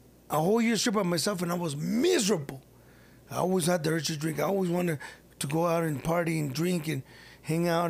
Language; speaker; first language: English; early bilingual, other home language; Spanish